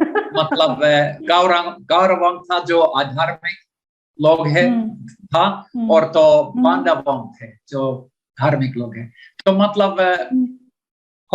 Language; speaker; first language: Hindi; non-native, learner; Finnish